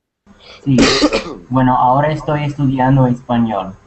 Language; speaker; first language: Spanish; non-native, learner; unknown